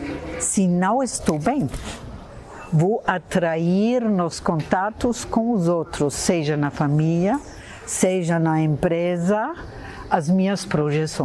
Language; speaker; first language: Portuguese; non-native, fluent; German